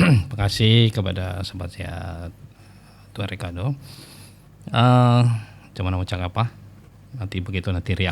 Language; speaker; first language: Malay; native; Malay